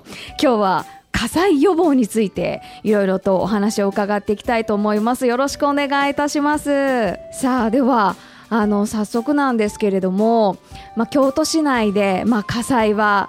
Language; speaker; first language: Japanese; native; Japanese